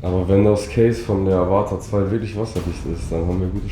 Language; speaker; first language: German; native; German